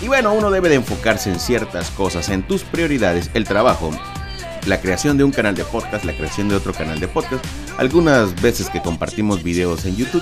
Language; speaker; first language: Spanish; native; Spanish